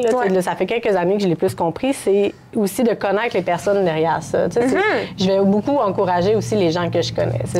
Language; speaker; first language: French; native; French